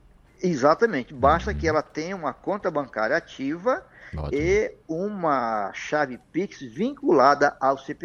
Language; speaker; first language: Portuguese; native; Portuguese